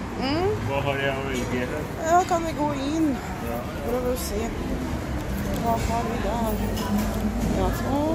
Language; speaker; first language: Norwegian; non-native, fluent; Russian